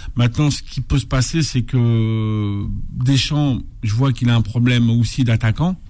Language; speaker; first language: French; non-native, local second language; Arabic